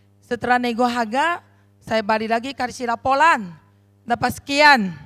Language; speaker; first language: Indonesian; non-native, learner; Chinese